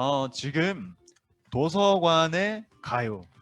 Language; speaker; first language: Korean; non-native, fluent; Mongolian